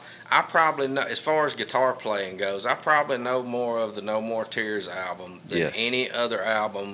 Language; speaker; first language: English; native; English